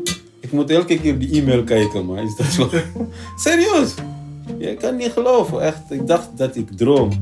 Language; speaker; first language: Dutch; non-native, learner; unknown